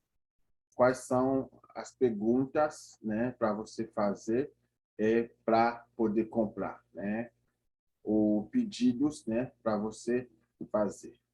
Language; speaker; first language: Portuguese; non-native, fluent; Haitian Creole